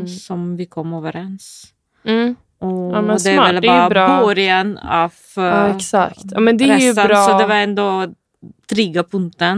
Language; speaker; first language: Swedish; non-native, fluent; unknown